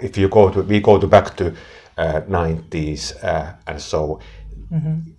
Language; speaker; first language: English; non-native, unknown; Finnish